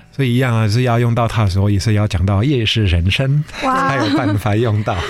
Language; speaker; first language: Chinese; non-native, fluent; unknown